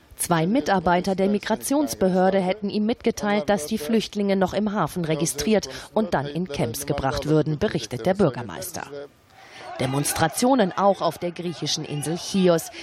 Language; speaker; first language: German; native; German